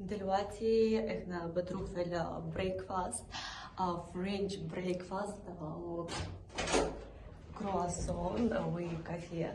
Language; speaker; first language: Arabic; non-native, learner; Russian